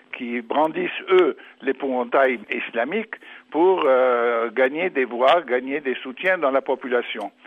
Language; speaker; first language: French; non-native, fluent; English